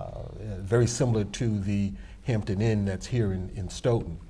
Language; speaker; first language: English; native; English